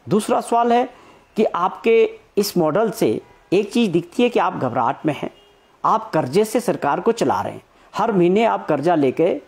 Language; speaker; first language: Hindi; native; Hindi